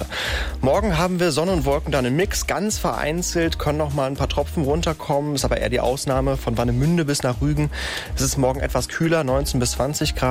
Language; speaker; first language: German; native; German